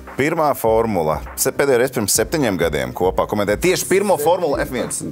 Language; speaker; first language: Latvian; native; Latvian